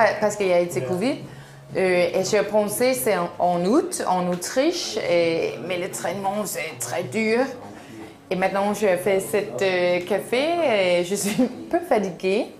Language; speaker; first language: French; non-native, learner; Danish